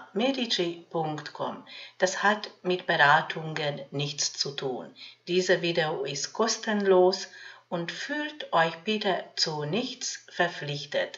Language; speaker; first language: German; non-native, fluent; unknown